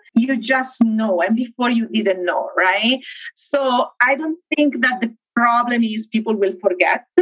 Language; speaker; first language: English; non-native, fluent; Italian